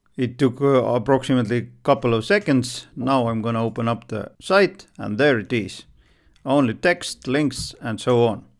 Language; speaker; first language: English; non-native, fluent; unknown